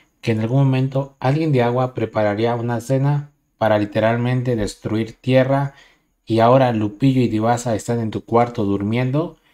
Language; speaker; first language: Spanish; native; Spanish